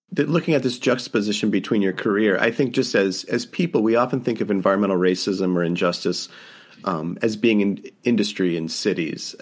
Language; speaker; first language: English; native; English